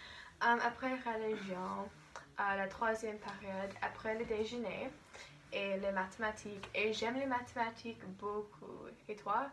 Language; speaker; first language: French; non-native, learner; English